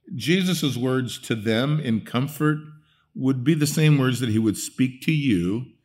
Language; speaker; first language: English; early bilingual, other home language; Dutch